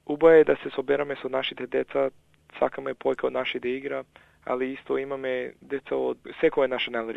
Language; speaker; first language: Macedonian; early bilingual, heritage; Macedonian